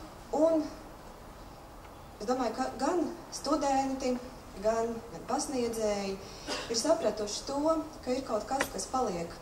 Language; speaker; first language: Latvian; native; Latvian